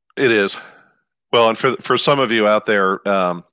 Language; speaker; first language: English; native; English